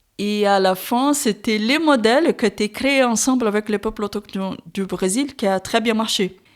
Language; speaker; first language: French; non-native, fluent; Portuguese